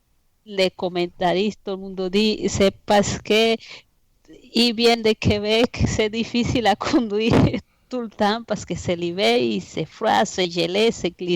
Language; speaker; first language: French; non-native, fluent; Spanish